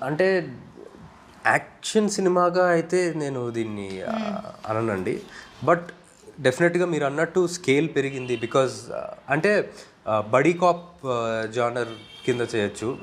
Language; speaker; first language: Telugu; native; Telugu